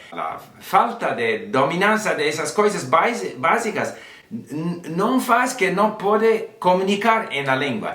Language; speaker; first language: Portuguese; non-native, learner; English